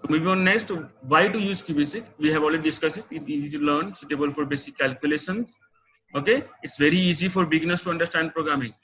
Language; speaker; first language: English; non-native, local second language; Nepali